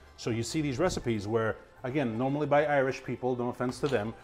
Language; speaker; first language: English; native; English